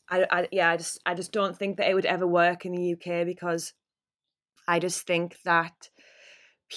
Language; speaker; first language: English; native; English